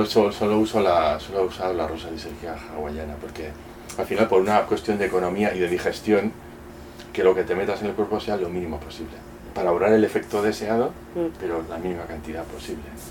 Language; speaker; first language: Spanish; native; Spanish